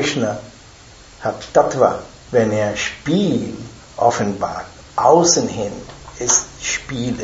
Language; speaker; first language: German; non-native, fluent; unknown